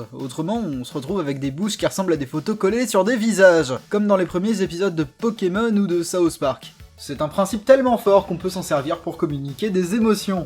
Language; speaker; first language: French; native; French